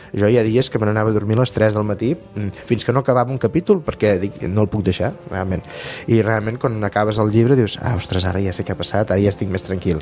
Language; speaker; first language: Catalan; native; Catalan